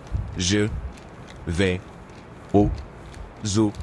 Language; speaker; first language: French; non-native, learner; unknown